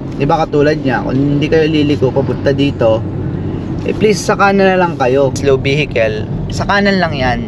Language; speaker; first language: Filipino; native; Filipino